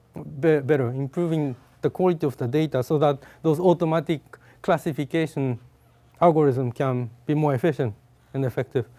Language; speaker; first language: English; non-native, fluent; Japanese